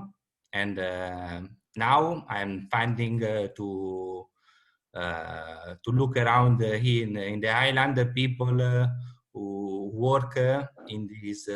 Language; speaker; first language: English; non-native, learner; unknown